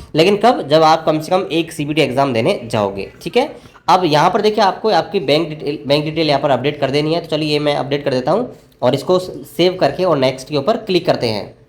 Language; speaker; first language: Hindi; native; Hindi